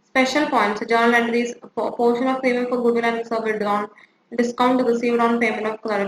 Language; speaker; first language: English; non-native, local second language; Malayalam